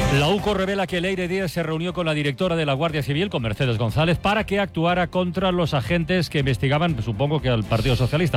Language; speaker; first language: Spanish; native; Spanish